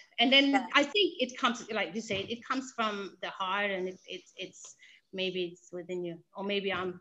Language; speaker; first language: English; non-native, fluent; Danish